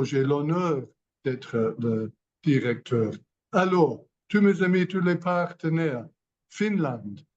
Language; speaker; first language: French; non-native, learner; English